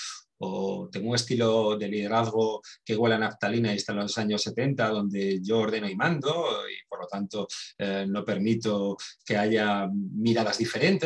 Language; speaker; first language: Spanish; native; Spanish